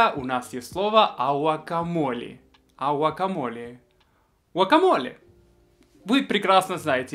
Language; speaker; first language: Russian; non-native, fluent; Spanish